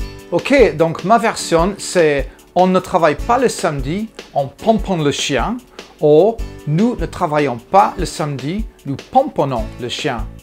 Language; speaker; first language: French; non-native, fluent; English